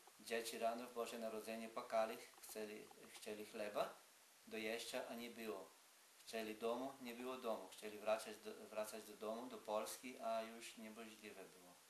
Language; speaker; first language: Polish; early bilingual, heritage; Polish